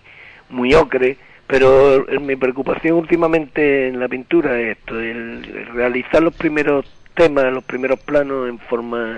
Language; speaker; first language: Spanish; native; Spanish